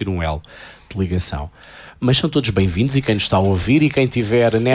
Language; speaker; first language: Portuguese; native; Portuguese